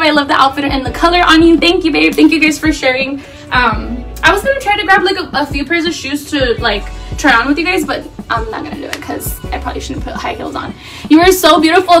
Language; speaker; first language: English; early bilingual, other home language; Spanish